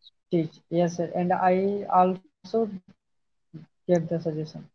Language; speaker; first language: English; non-native, learner; Hindi